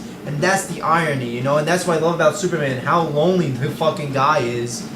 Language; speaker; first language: English; native; English